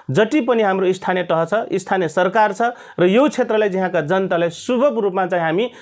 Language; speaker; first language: Nepali; non-native, local second language; Rana Tharu